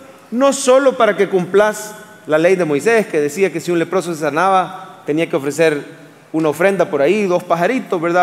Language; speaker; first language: Spanish; native; Spanish